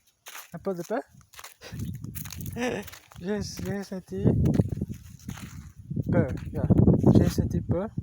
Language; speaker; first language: French; non-native, learner; Portuguese